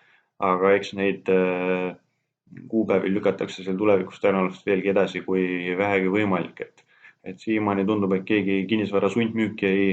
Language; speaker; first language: Estonian; native; Estonian